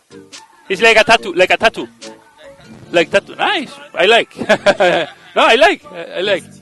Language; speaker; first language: English; non-native, learner; Spanish